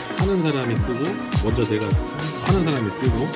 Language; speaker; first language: Korean; native; Korean